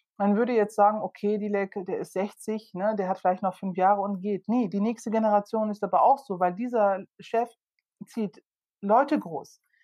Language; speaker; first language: German; early bilingual, other home language; Turkish